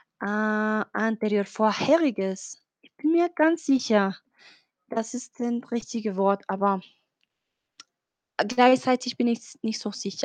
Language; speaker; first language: German; non-native, fluent; Spanish